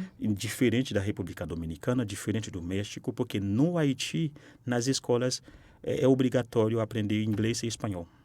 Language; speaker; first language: Portuguese; non-native, fluent; Haitian Creole